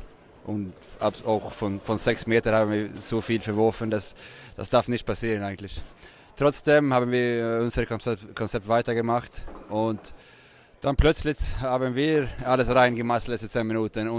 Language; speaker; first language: German; non-native, fluent; Swedish